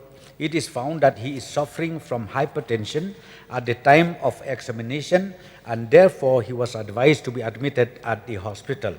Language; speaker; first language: English; non-native, local second language; Khasi